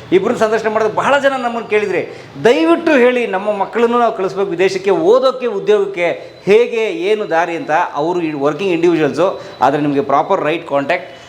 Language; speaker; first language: Kannada; native; Kannada